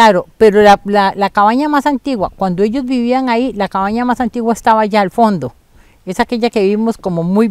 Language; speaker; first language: Spanish; native; Spanish